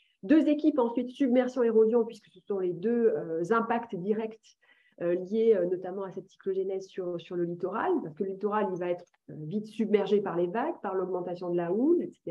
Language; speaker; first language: French; native; French